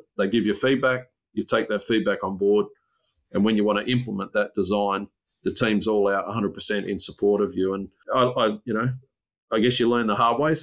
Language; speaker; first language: English; native; English